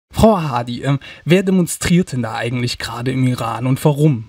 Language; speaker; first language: German; native; German